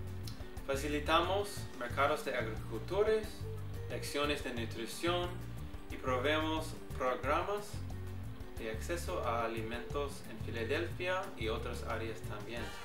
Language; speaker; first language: Spanish; early bilingual, heritage; English